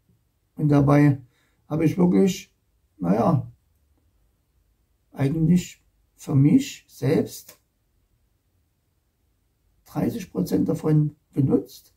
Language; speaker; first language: German; native; German